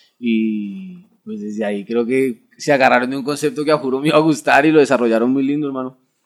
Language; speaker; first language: Spanish; native; Spanish